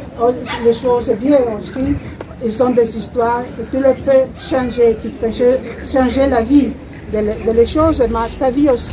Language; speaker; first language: French; non-native, learner; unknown